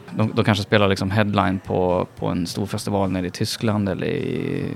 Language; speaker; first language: Swedish; native; Swedish